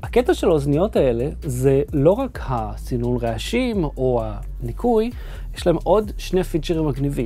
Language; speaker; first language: Hebrew; native; Hebrew